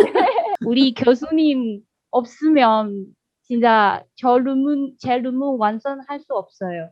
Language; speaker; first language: Korean; non-native, learner; Chinese